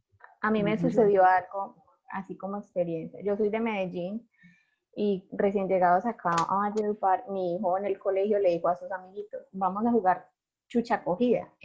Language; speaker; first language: Spanish; native; Spanish